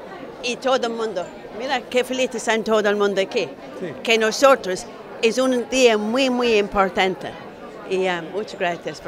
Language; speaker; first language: Spanish; non-native, fluent; English